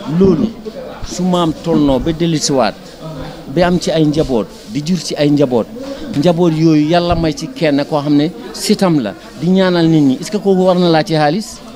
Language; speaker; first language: Wolof; non-native, local second language; Fula